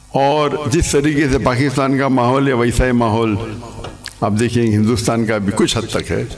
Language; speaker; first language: Urdu; non-native, local second language; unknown